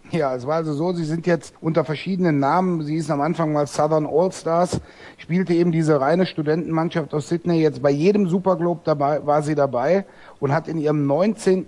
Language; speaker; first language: German; native; German